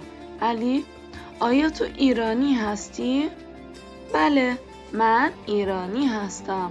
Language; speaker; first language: Persian; non-native, fluent; Arabic